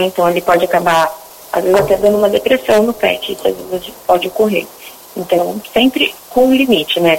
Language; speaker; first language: Portuguese; native; Portuguese